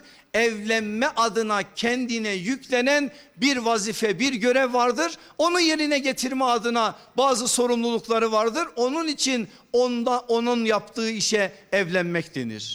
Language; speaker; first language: Turkish; native; Turkish